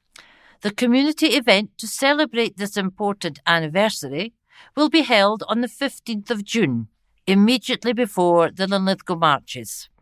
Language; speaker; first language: English; native; English